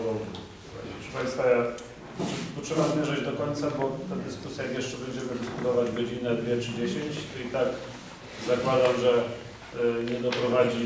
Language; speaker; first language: Polish; native; Polish